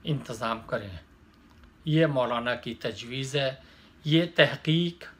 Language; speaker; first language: Urdu; native; Urdu